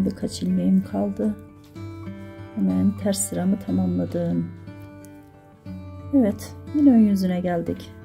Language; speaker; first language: Turkish; native; Turkish